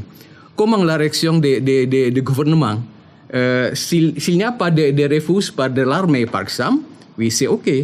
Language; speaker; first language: French; non-native, fluent; Indonesian